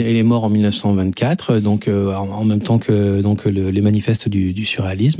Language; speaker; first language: French; native; French